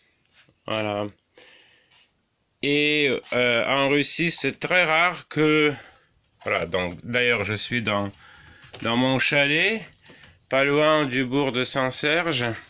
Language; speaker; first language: French; non-native, fluent; Russian